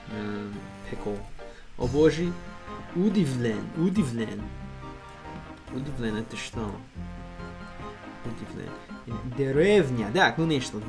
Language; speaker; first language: Russian; non-native, learner; English